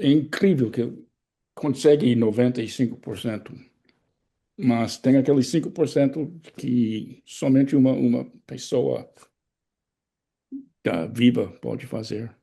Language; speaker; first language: Portuguese; non-native, fluent; English